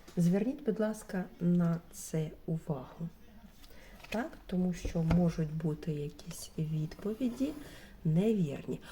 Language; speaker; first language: Ukrainian; non-native, local second language; Russian